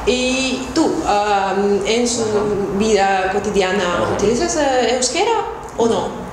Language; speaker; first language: Spanish; non-native, fluent; Russian